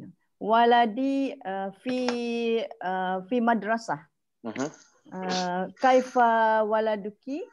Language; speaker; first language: Arabic; non-native, learner; Malay